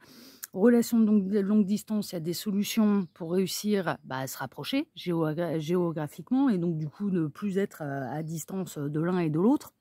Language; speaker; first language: French; native; French